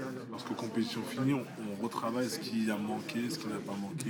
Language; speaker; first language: French; native; French